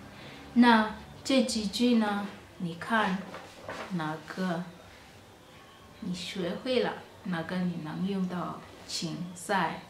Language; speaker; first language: Chinese; non-native, fluent; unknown